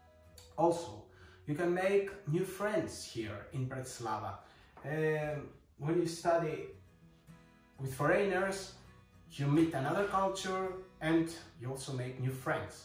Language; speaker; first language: English; non-native, fluent; Greek